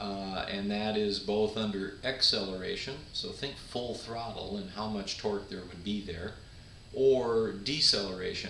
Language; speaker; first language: English; native; English